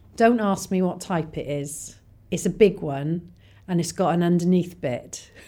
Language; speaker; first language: English; native; English